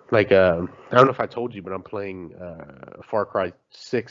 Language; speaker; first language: English; native; English